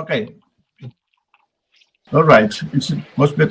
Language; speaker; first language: English; non-native, learner; Spanish